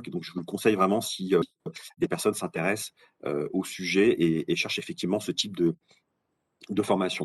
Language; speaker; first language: French; native; French